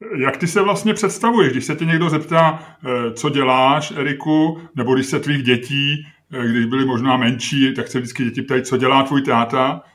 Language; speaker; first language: Czech; native; Czech